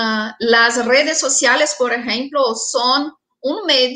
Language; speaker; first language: Spanish; non-native, fluent; Portuguese